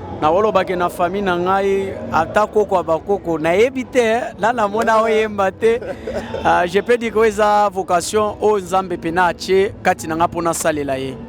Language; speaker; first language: Lingala; non-native, local second language; Luba-Lulua